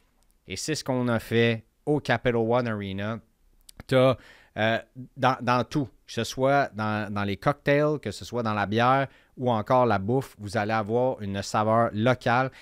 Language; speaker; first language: French; native; French